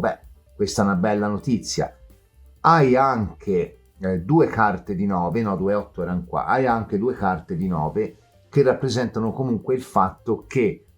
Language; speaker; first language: Italian; native; Italian